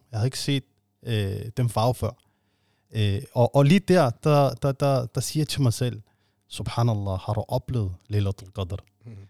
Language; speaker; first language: Danish; non-native, fluent; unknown